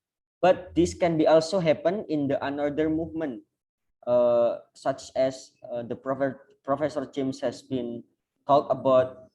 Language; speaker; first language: English; non-native, learner; Indonesian